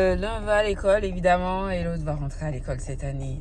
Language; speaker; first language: French; native; French